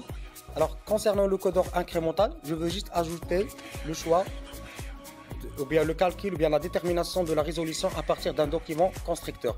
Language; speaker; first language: French; non-native, local second language; Arabic